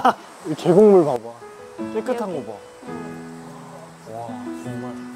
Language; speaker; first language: Korean; native; Korean